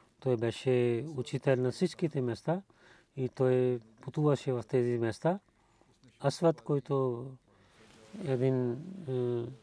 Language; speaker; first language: Bulgarian; non-native, learner; Urdu